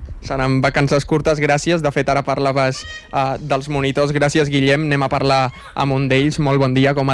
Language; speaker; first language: Catalan; native; Catalan